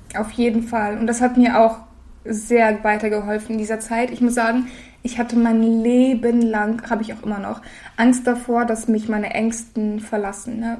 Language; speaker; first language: German; early bilingual, other home language; Russian